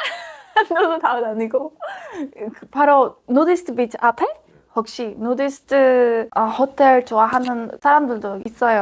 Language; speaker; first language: Korean; non-native, fluent; Spanish